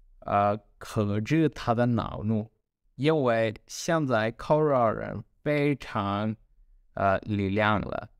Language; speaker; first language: Chinese; non-native, learner; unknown